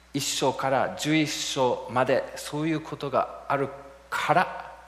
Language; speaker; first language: Japanese; non-native, fluent; English